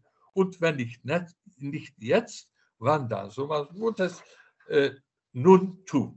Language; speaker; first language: German; non-native, fluent; Dutch